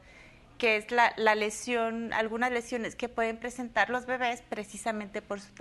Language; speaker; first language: Spanish; native; Spanish